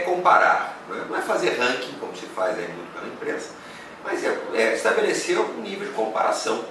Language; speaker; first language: Portuguese; native; Portuguese